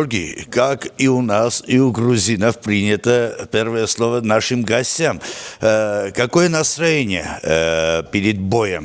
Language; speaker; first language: Russian; non-native, fluent; Armenian